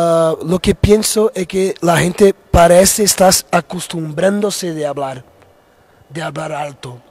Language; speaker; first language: Spanish; non-native, fluent; Portuguese